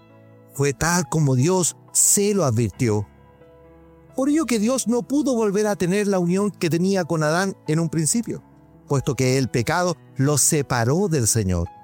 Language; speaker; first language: Spanish; native; Spanish